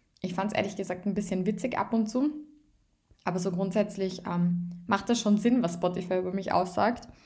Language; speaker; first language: German; native; German